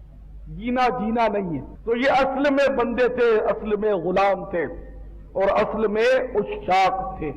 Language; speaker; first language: Urdu; native; Urdu